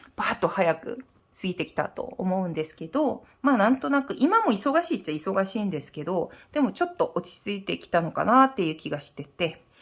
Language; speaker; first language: Japanese; non-native, fluent; Korean